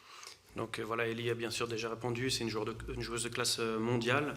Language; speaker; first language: French; native; French